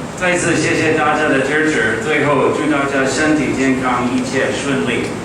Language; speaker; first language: Chinese; non-native, fluent; English